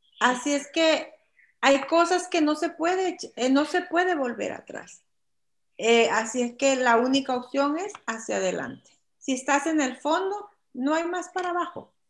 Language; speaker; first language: Spanish; native; Spanish